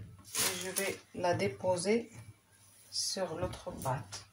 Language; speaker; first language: French; non-native, local second language; Arabic